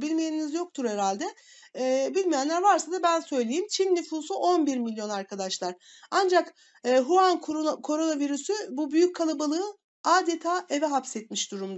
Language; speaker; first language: Turkish; native; Turkish